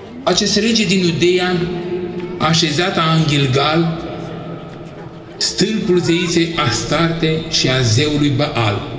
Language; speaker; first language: Romanian; native; Romanian